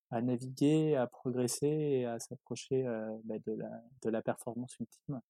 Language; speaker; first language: French; native; French